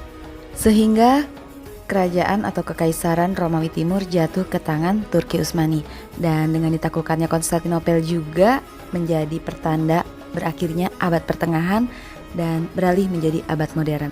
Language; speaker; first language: Indonesian; native; Indonesian